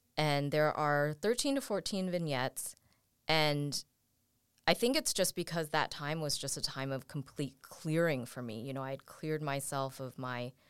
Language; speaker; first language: English; native; English